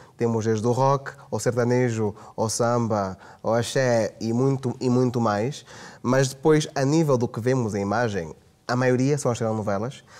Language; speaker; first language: Portuguese; native; Portuguese